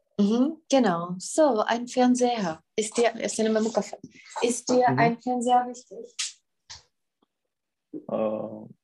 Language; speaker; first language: German; non-native, fluent; Czech